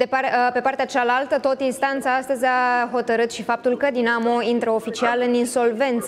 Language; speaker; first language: Romanian; native; Romanian